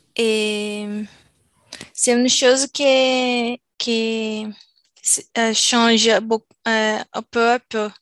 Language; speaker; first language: French; non-native, learner; Portuguese